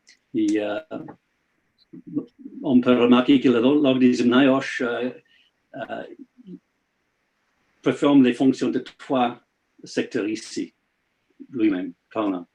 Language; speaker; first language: French; non-native, learner; English